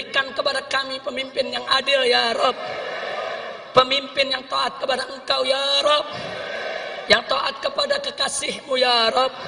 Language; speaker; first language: Indonesian; native; Indonesian